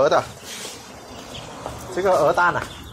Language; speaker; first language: Chinese; non-native, learner; Vietnamese